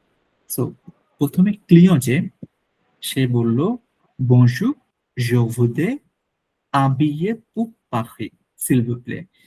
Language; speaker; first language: French; non-native, learner; Bangla